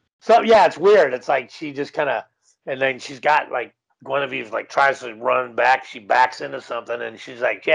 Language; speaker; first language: English; native; English